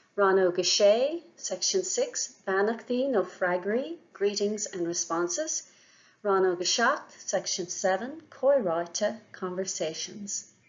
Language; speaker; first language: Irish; non-native, local second language; English